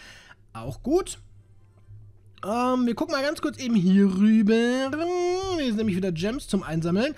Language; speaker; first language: German; native; German